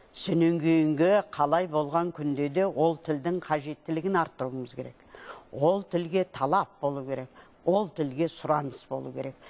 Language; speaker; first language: Kazakh; native; Kazakh